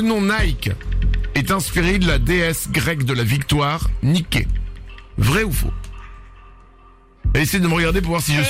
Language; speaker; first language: French; native; French